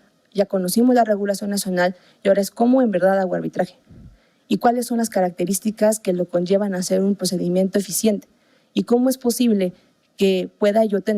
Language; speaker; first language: Spanish; native; Spanish